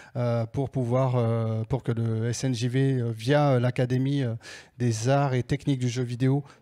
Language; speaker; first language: French; native; French